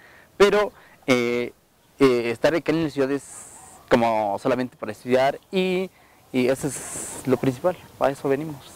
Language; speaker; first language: Spanish; non-native, local second language; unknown